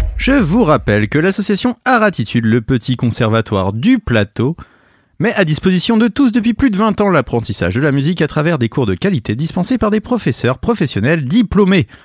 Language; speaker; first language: French; native; French